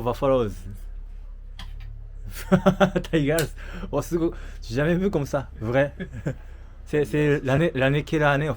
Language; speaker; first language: French; non-native, learner; Japanese